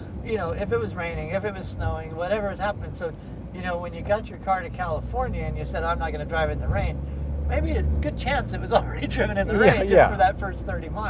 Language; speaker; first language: English; native; English